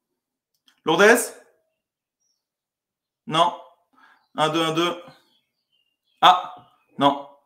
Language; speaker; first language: French; native; French